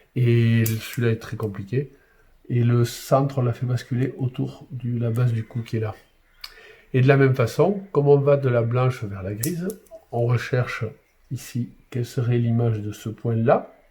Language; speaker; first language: French; native; French